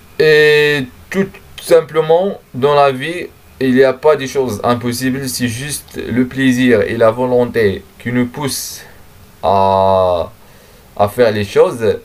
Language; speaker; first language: French; non-native, learner; Arabic